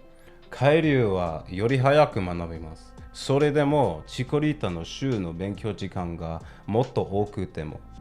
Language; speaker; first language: Japanese; non-native, learner; English